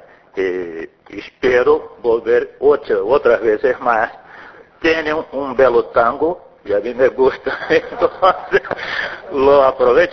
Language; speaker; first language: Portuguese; non-native, fluent; Spanish